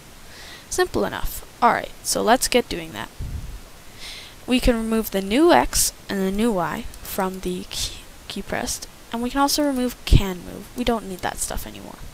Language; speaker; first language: English; native; English